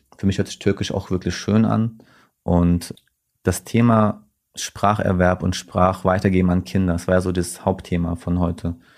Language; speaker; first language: German; early bilingual, other home language; Turkish